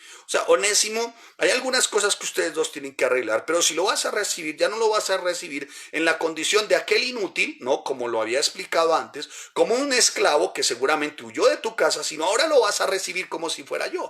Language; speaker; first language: Spanish; native; Spanish